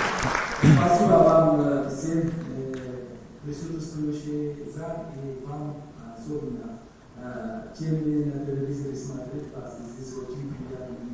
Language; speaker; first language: Russian; non-native, learner; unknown